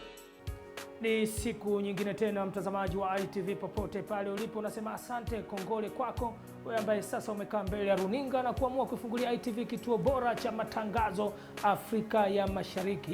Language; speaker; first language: Swahili; native; Swahili